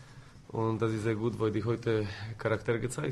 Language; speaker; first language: German; non-native, fluent; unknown